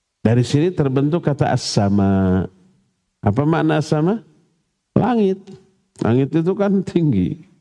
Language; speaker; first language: Malay; non-native, local second language; Sundanese